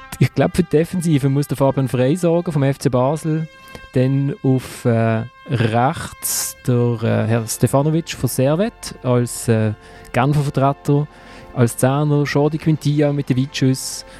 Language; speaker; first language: German; native; German